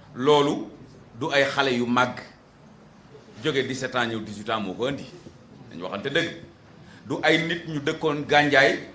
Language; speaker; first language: Wolof; native; Wolof